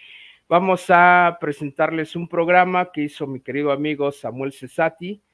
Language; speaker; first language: Spanish; native; Spanish